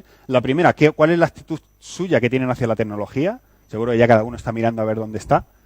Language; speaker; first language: Spanish; native; Spanish